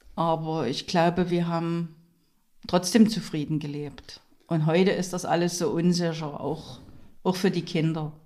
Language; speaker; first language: German; native; German